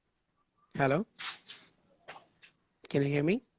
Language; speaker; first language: English; non-native, fluent; Bangla